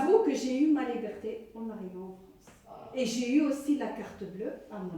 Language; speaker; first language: French; early bilingual, other home language; Arabic